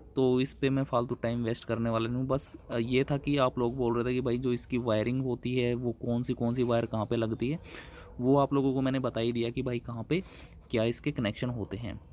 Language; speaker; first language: Hindi; native; Hindi